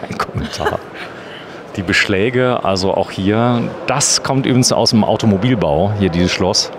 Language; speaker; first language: German; native; German